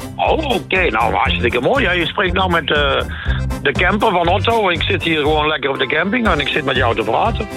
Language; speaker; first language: Dutch; early bilingual, heritage; Dutch